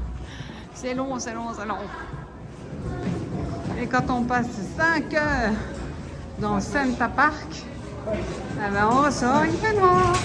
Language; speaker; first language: French; native; French